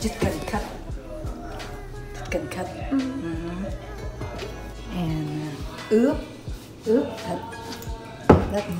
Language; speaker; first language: English; non-native, learner; Vietnamese